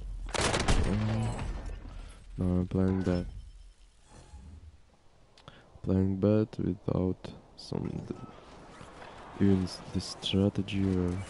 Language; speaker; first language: English; non-native, learner; Ukrainian